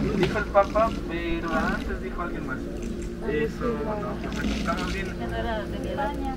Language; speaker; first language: Spanish; native; Spanish